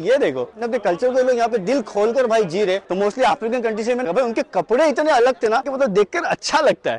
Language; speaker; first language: Hindi; non-native, local second language; Urdu